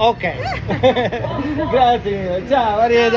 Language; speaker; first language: Italian; non-native, learner; Polish